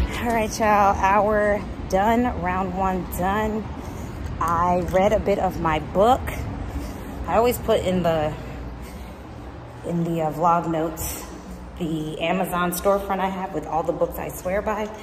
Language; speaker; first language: English; early bilingual, other home language; Spanish